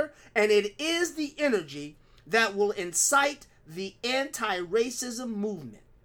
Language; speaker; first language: English; native; English